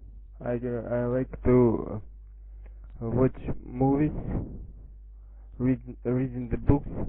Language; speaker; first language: English; non-native, learner; Russian